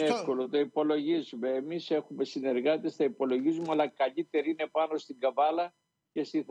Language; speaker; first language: Greek; native; Greek